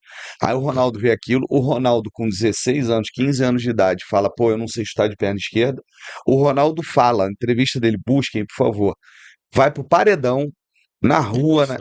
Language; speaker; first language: Portuguese; native; Portuguese